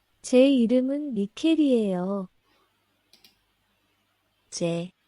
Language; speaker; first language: Korean; non-native, learner; Basque